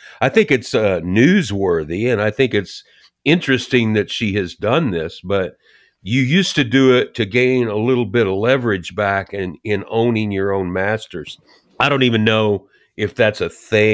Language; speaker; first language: English; native; English